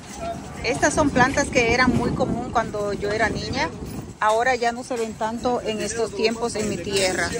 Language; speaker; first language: Spanish; native; Spanish